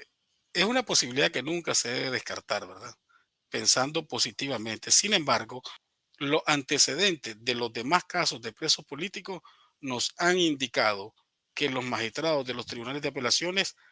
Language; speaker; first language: Spanish; native; Spanish